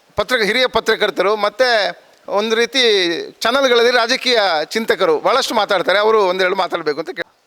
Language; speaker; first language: Kannada; native; Kannada